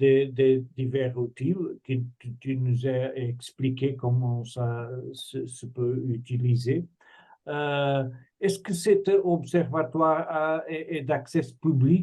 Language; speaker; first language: French; non-native, fluent; Portuguese